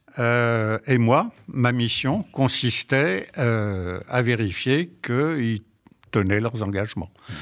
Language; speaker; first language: French; native; French